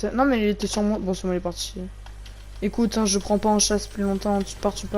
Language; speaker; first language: French; native; French